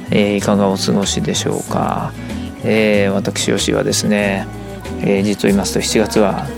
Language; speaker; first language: Japanese; native; Japanese